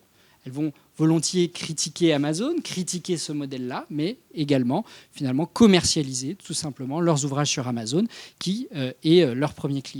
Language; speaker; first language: French; native; French